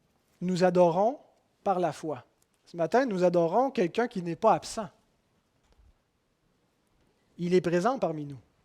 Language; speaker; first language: French; native; French